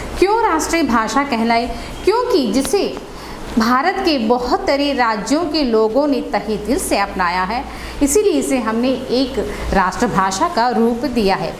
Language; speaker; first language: Hindi; non-native, local second language; Telugu